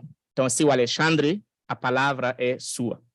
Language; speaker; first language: Portuguese; non-native, fluent; French